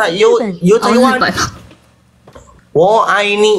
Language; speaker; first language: English; non-native, learner; Sundanese